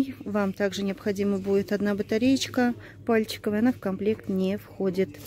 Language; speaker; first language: Russian; native; Russian